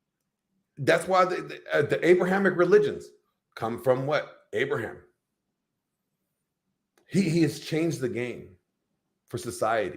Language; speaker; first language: English; native; English